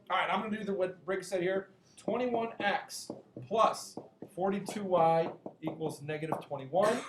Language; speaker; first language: English; native; English